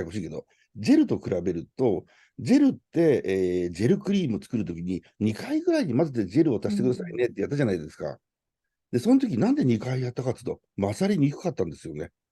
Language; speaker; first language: Japanese; native; Japanese